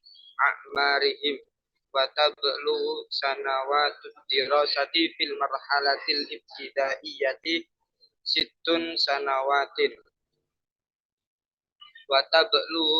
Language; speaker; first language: Arabic; non-native, learner; Indonesian